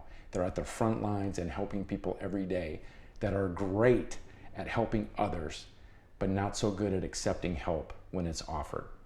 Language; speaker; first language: English; native; English